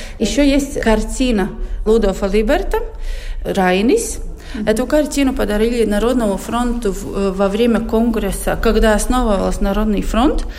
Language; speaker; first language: Russian; non-native, local second language; Latvian